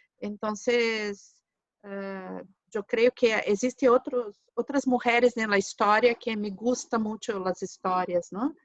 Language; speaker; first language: Spanish; non-native, fluent; Portuguese